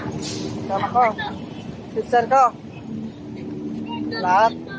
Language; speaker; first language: Filipino; non-native, learner; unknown